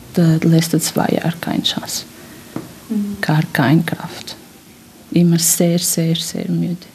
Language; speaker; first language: German; non-native, fluent; Portuguese